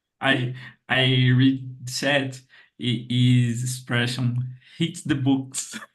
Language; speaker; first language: English; non-native, learner; Portuguese